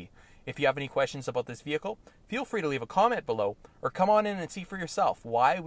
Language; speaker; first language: English; native; English